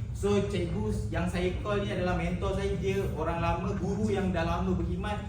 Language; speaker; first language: Malay; native; Malay